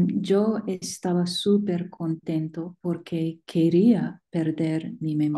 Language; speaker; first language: Spanish; non-native, learner; English